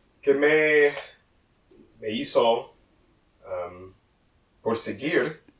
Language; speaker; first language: Spanish; non-native, learner; English